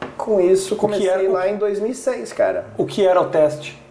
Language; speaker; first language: Portuguese; non-native, fluent; English